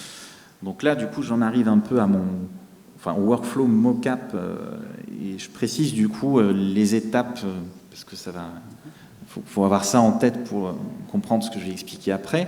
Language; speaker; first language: French; native; French